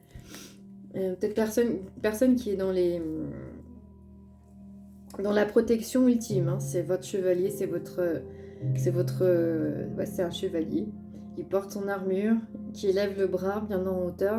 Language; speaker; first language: French; native; French